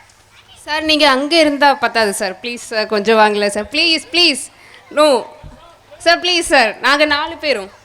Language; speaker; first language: Tamil; non-native, learner; Malayalam